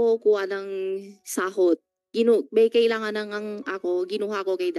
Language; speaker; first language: Filipino; non-native, learner; Chinese